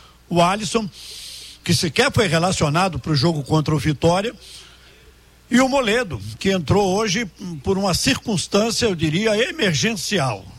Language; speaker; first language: Portuguese; native; Portuguese